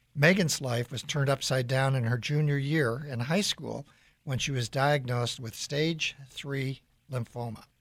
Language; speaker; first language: English; native; English